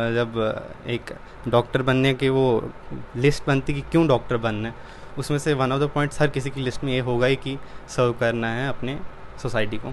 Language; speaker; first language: Hindi; native; Hindi